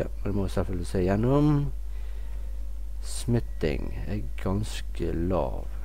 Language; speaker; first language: Norwegian; native; Norwegian